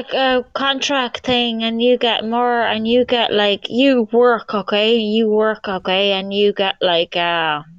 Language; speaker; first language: English; native; English